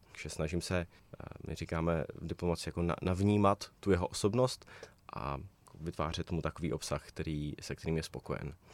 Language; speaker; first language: Czech; native; Czech